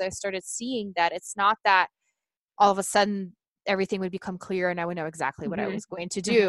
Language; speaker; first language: English; non-native, fluent; Portuguese